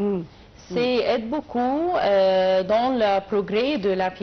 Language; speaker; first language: French; non-native, learner; Arabic